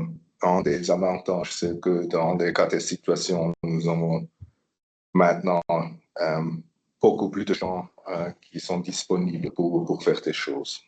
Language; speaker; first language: French; non-native, local second language; German